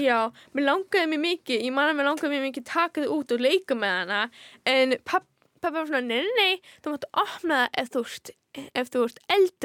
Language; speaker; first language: Icelandic; early bilingual, heritage; Icelandic